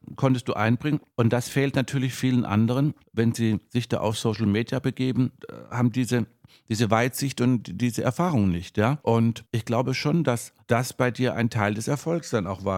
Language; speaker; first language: German; native; German